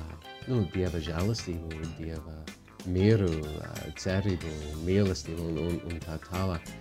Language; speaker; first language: Latvian; non-native, fluent; English